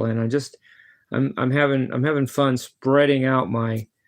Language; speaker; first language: English; native; English